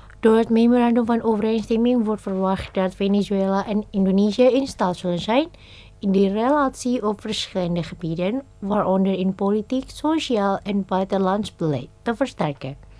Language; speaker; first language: Dutch; non-native, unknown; Indonesian